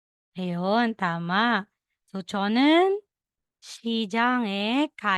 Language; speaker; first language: Korean; non-native, learner; Filipino